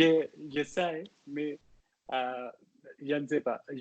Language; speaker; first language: French; non-native, learner; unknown